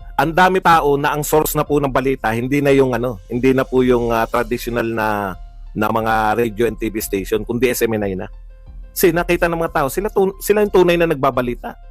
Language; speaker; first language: Filipino; native; Filipino